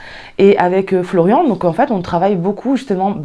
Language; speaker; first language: French; native; French